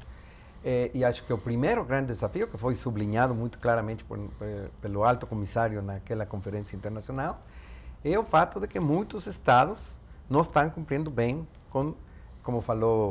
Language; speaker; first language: Portuguese; non-native, fluent; Spanish